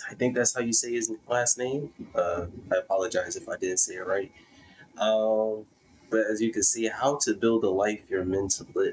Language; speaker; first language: English; native; English